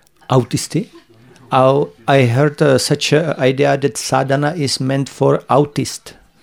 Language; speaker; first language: English; non-native, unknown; Czech